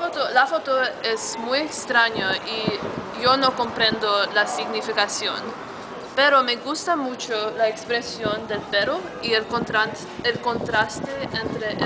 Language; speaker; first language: Spanish; non-native, learner; English